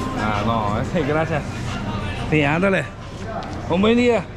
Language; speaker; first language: Spanish; non-native, learner; Korean